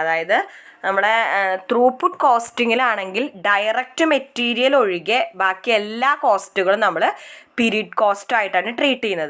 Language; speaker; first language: Malayalam; native; Malayalam